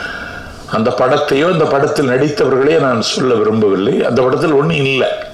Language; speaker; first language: Tamil; native; Tamil